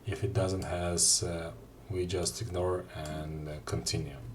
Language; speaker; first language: English; non-native, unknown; Russian